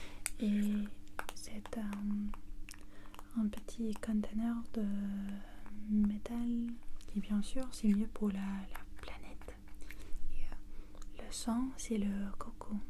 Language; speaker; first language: French; non-native, learner; English